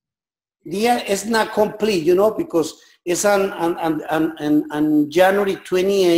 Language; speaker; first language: English; non-native, learner; Spanish